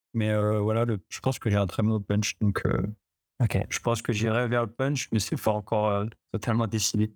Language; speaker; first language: French; native; French